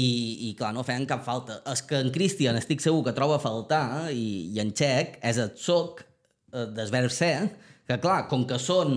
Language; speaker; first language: Catalan; native; Catalan